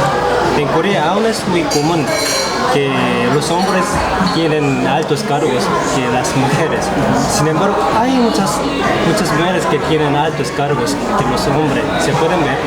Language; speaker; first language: Spanish; non-native, fluent; Korean